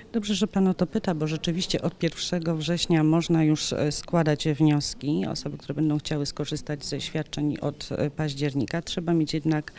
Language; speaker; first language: Polish; native; Polish